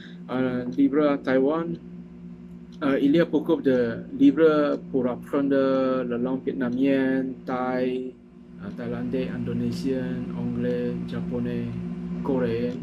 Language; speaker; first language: French; non-native, learner; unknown